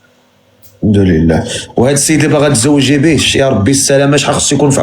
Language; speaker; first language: Arabic; native; Arabic